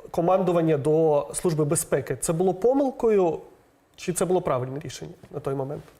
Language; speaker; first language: Ukrainian; native; Ukrainian